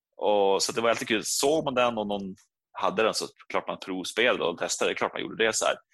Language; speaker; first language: Swedish; native; Swedish